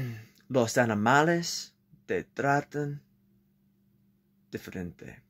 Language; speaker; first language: Spanish; non-native, learner; English